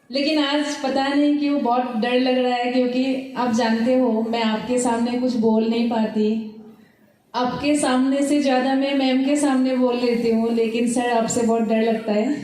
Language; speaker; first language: Hindi; non-native, local second language; Assamese